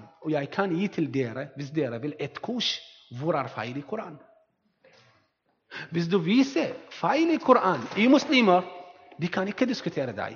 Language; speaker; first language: Norwegian; non-native, learner; Arabic